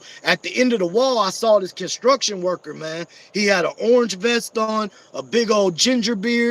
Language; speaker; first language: English; native; English